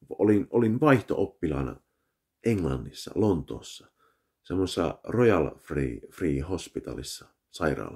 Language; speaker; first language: Finnish; early bilingual, heritage; Finnish